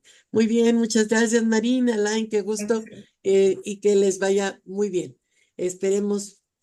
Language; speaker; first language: Spanish; native; Spanish